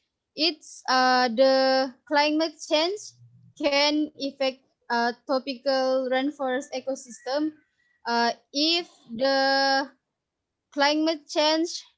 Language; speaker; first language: English; non-native, learner; Indonesian